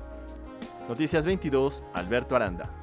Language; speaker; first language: Spanish; native; Spanish